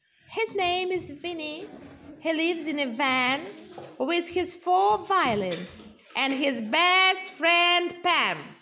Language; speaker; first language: English; non-native, fluent; Ukrainian